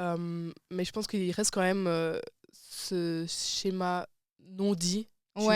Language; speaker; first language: French; native; French